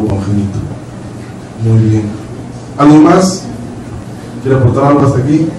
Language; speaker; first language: Spanish; native; Spanish